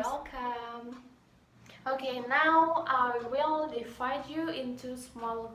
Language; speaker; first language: English; non-native, learner; Indonesian